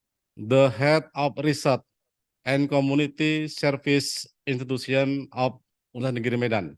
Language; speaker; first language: English; non-native, learner; Indonesian